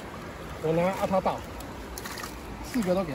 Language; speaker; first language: Chinese; native; Chinese